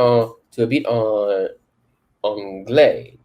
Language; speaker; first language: French; non-native, learner; English